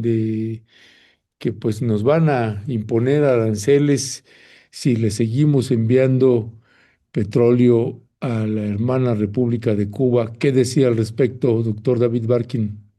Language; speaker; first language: Spanish; native; Spanish